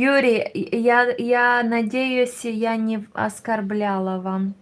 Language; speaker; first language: Russian; non-native, learner; Romanian